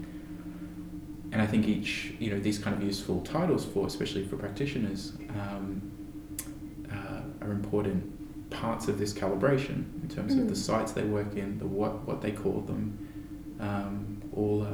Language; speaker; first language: English; native; English